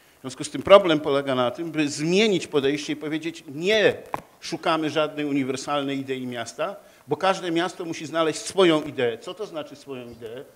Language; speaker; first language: Polish; native; Polish